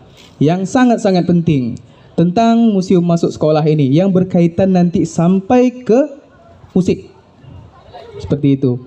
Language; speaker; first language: Indonesian; native; Indonesian